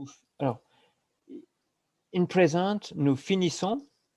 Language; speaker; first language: English; non-native, learner; French